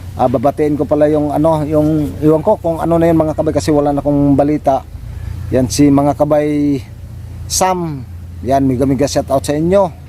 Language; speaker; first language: Filipino; non-native, local second language; Cebuano